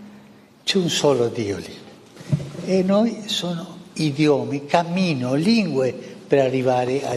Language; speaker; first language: Italian; non-native, fluent; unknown